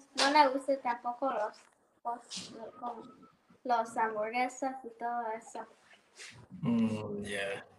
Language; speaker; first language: Spanish; early bilingual, heritage; Spanish